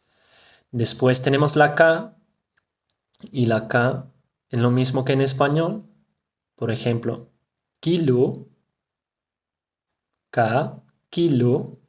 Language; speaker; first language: Spanish; non-native, fluent; Dutch